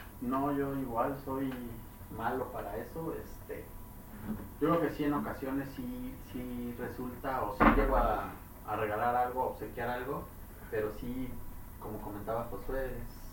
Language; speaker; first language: Spanish; native; Spanish